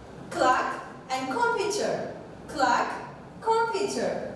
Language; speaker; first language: English; non-native, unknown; Turkish